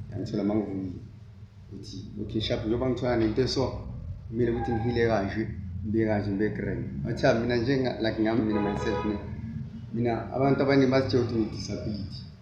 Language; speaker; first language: Zulu; native; Zulu